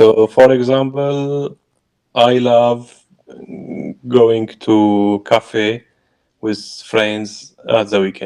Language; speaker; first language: English; non-native, learner; Arabic